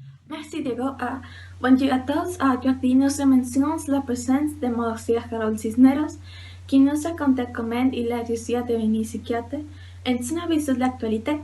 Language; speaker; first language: French; non-native, learner; Spanish